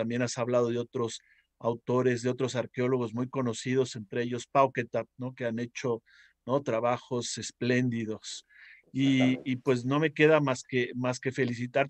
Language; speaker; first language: Spanish; native; Spanish